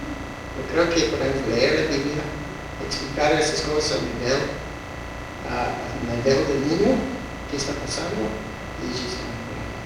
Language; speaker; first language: Spanish; non-native, fluent; English